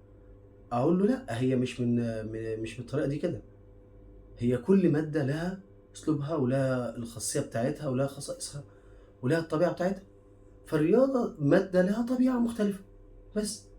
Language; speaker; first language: Arabic; native; Arabic